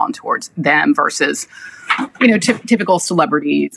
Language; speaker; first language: English; native; English